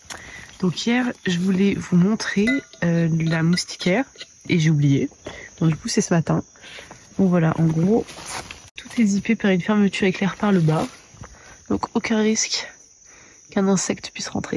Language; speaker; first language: French; native; French